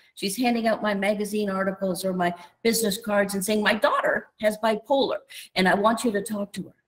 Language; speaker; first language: English; native; English